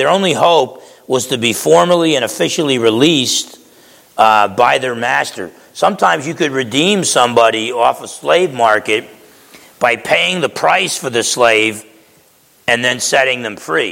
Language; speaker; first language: English; native; English